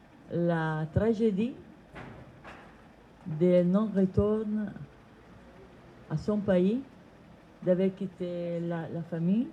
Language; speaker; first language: French; non-native, learner; Italian